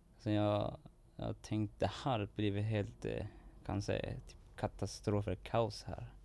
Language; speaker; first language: Swedish; non-native, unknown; Persian